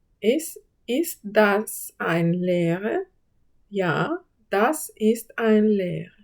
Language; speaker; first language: German; non-native, fluent; Ukrainian